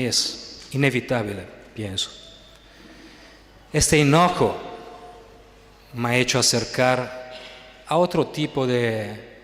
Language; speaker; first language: Spanish; non-native, fluent; Italian